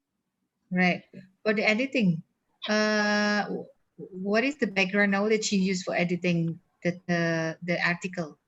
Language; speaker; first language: English; non-native, fluent; Indonesian